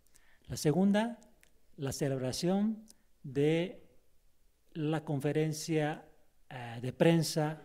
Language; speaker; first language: Spanish; non-native, fluent; Chinese